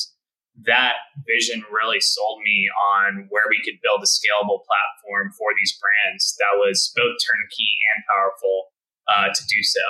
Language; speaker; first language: English; native; English